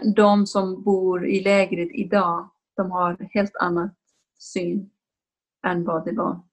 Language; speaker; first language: Swedish; non-native, fluent; Kurdish